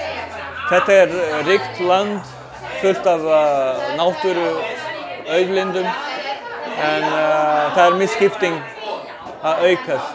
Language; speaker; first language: Icelandic; non-native, fluent; Portuguese